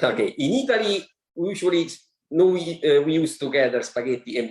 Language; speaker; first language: English; non-native, learner; Italian